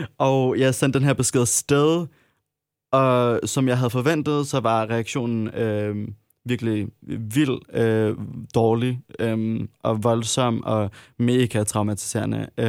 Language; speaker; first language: Danish; early bilingual, other home language; Arabic